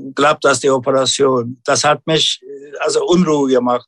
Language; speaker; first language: German; non-native, learner; Turkish